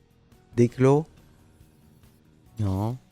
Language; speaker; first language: French; native; French